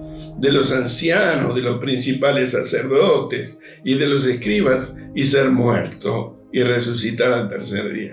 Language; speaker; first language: Spanish; native; Spanish